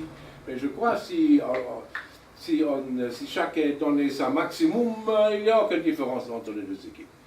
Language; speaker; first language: French; non-native, learner; German